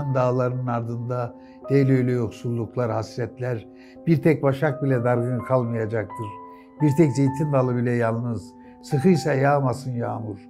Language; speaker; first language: Turkish; native; Turkish